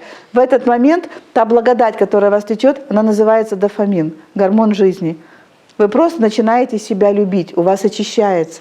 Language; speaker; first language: Russian; native; Russian